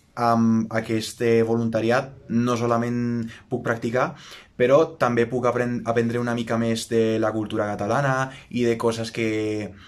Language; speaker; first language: Catalan; non-native, learner; Spanish